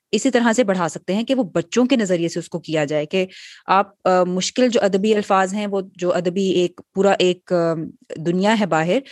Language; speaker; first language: Urdu; native; Urdu